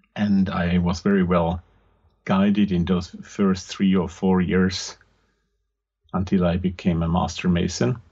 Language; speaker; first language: English; non-native, fluent; German